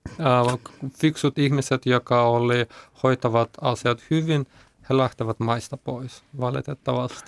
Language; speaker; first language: Finnish; non-native, learner; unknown